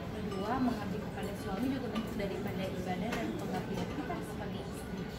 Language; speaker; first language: Indonesian; native; Indonesian